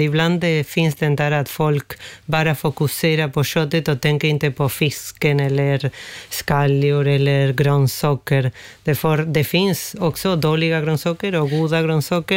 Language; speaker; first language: Swedish; non-native, fluent; Spanish